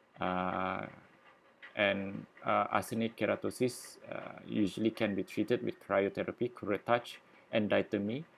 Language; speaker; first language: English; non-native, local second language; Malay